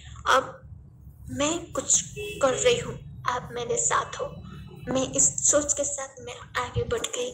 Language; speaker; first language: Hindi; non-native, learner; Nepali